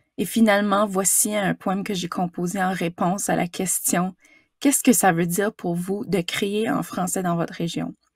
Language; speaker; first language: French; native; French